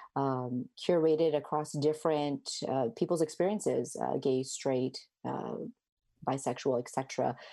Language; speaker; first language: English; native; English